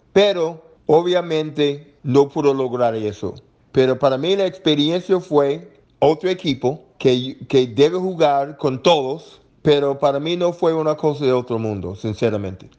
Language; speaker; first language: Spanish; non-native, learner; English